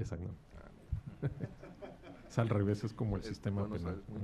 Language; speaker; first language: Spanish; native; Spanish